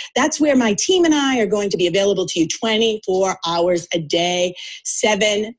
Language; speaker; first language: English; native; English